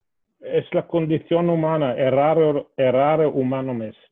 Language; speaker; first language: Spanish; non-native, fluent; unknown